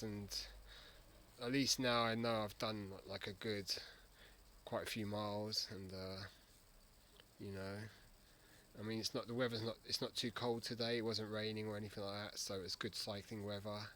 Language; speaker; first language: English; native; English